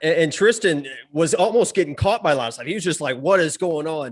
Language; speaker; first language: English; native; English